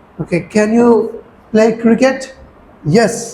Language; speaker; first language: English; non-native, fluent; Bangla